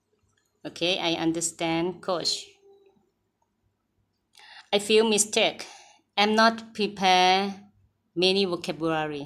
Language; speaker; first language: English; non-native, learner; Thai